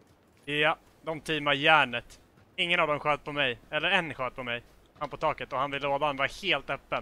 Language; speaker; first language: Swedish; native; Swedish